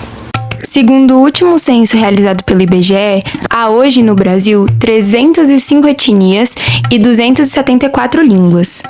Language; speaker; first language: Portuguese; native; Portuguese